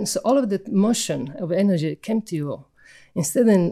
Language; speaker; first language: English; non-native, fluent; Italian